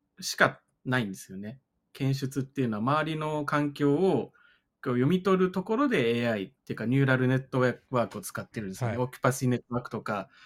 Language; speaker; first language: Japanese; native; Japanese